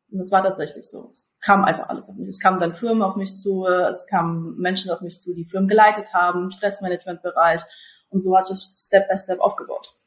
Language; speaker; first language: German; early bilingual, other home language; Russian